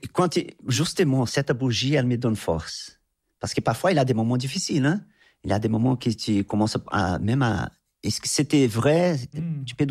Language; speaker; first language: French; non-native, fluent; Portuguese